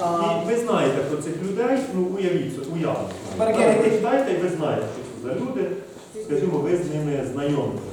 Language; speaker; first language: Ukrainian; native; Ukrainian